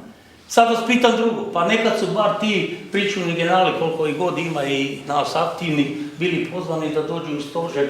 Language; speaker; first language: Croatian; native; Croatian